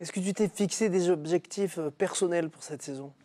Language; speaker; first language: French; native; French